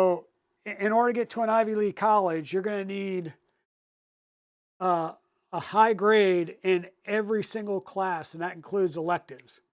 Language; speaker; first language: English; native; English